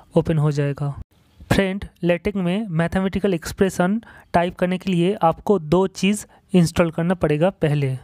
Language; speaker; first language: Hindi; non-native, local second language; Bangla